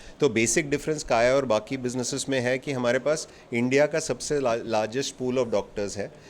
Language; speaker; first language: Hindi; non-native, local second language; Malayalam